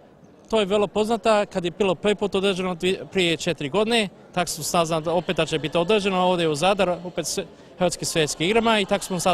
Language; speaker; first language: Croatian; early bilingual, heritage; English